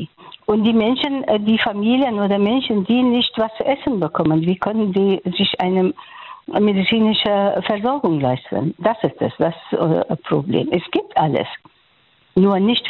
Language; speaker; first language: German; non-native, fluent; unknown